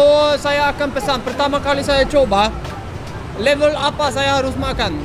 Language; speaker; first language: Indonesian; non-native, learner; Norwegian